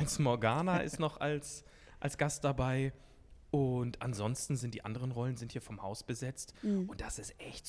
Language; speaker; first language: German; native; German